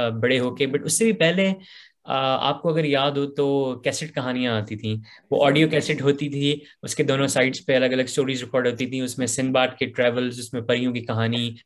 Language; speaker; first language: Urdu; native; Urdu